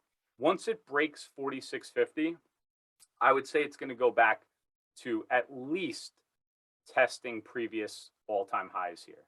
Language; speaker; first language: English; native; English